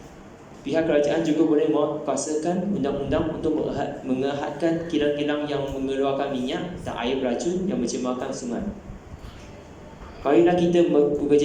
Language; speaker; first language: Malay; non-native, local second language; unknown